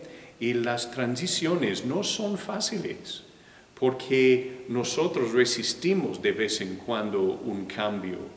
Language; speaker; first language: Spanish; non-native, fluent; English